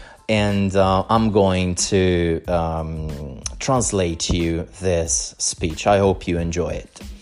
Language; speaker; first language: English; non-native, fluent; Italian